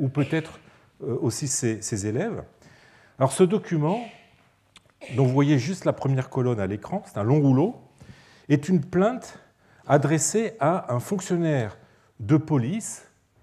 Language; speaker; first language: French; native; French